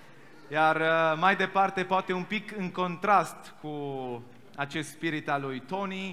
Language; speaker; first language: Romanian; native; Romanian